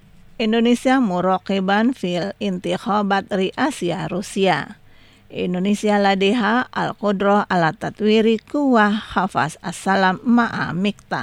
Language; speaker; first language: Arabic; non-native, fluent; Indonesian